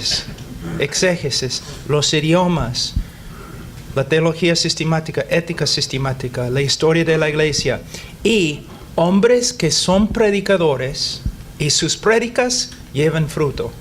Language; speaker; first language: Spanish; non-native, fluent; English